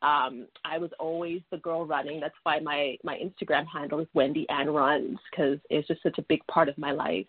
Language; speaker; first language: English; native; English